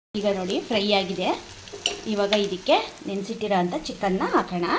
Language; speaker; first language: Kannada; native; Kannada